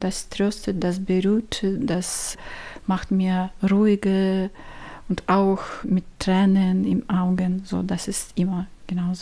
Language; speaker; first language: German; non-native, learner; Ukrainian